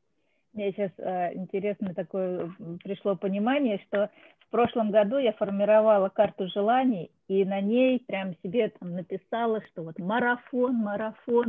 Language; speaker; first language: Russian; native; Russian